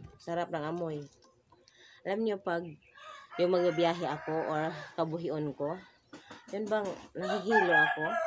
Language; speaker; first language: Filipino; non-native, local second language; Cebuano